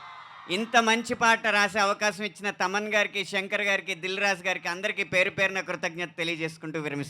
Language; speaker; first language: Telugu; native; Telugu